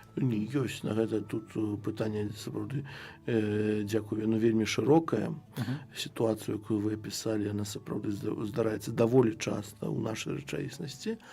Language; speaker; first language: Belarusian; non-native, local second language; Russian